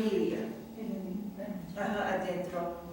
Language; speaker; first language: Spanish; non-native, fluent; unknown